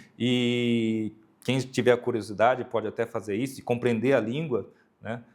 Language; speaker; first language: Portuguese; early bilingual, other home language; Japanese